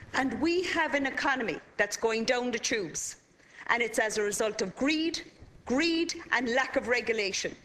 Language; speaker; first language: English; native; English